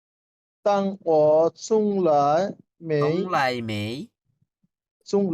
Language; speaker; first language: Chinese; non-native, learner; Bangla